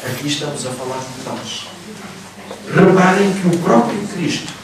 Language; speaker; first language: Portuguese; native; Portuguese